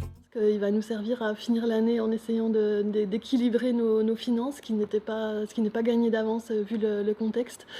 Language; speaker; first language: French; native; French